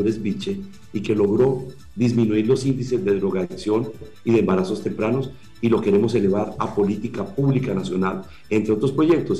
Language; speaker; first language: Spanish; native; Spanish